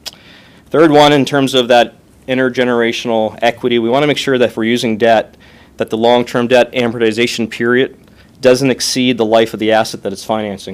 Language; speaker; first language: English; native; English